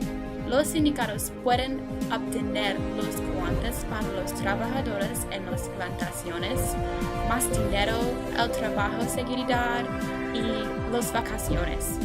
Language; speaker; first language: Spanish; non-native, learner; English